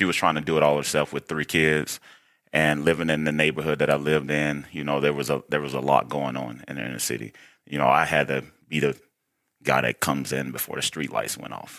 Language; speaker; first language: English; native; English